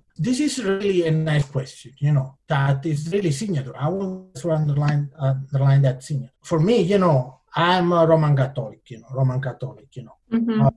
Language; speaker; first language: English; non-native, fluent; Italian